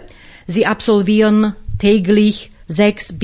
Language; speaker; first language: German; non-native, fluent; Slovak